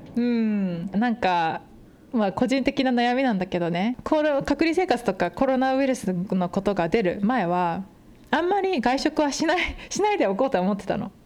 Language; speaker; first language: Japanese; early bilingual, heritage; Japanese